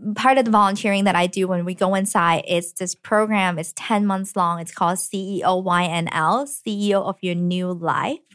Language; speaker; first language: English; early bilingual, other home language; Cantonese